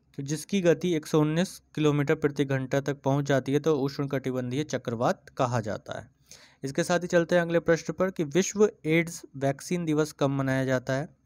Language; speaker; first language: Hindi; native; Hindi